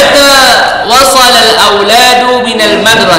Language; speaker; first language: Arabic; non-native, fluent; Indonesian